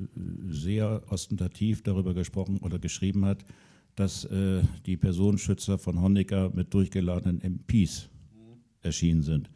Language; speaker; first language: German; native; German